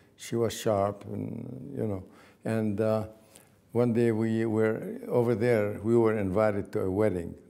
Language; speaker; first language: English; non-native, fluent; Arabic